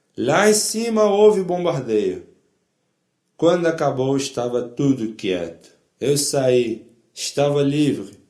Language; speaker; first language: Portuguese; non-native, fluent; Polish